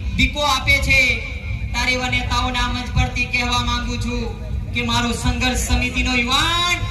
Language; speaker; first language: Gujarati; non-native, local second language; Rathawi